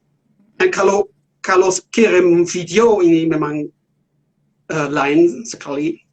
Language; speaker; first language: Indonesian; non-native, learner; German